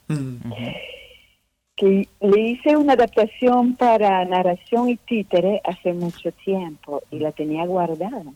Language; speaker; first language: Spanish; non-native, fluent; French